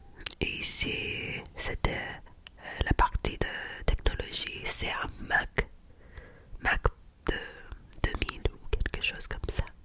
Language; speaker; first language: French; non-native, learner; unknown